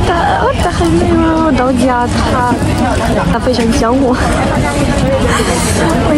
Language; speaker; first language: Chinese; non-native, learner; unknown